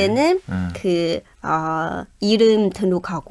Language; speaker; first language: Korean; non-native, fluent; Chinese